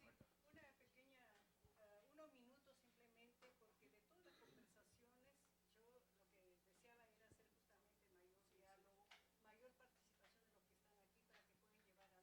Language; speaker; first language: Spanish; non-native, fluent; English